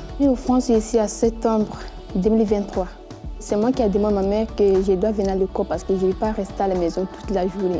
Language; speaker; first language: French; non-native, learner; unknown